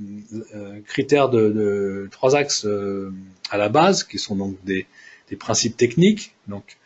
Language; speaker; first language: French; native; French